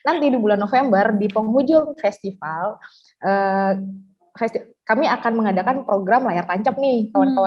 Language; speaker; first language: Indonesian; native; Indonesian